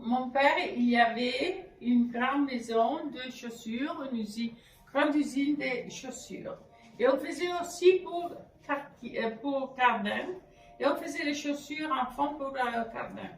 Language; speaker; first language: French; non-native, fluent; Italian